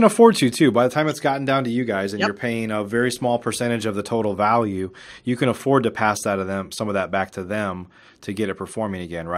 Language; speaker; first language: English; native; English